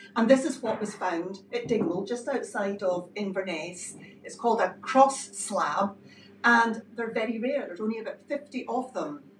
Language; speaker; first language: English; native; English